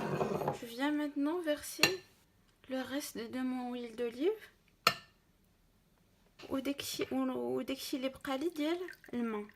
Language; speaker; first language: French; non-native, local second language; Arabic